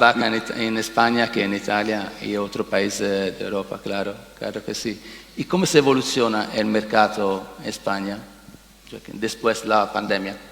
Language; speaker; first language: Spanish; non-native, learner; Italian